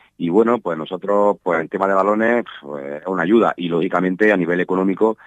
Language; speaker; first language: Spanish; native; Spanish